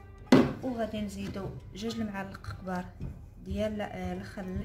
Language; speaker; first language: Arabic; native; Arabic